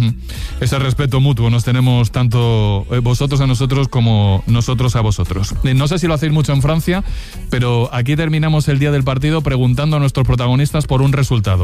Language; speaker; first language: Spanish; native; Spanish